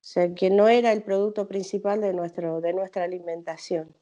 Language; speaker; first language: Spanish; native; Spanish